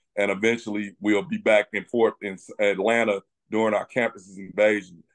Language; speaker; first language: English; native; English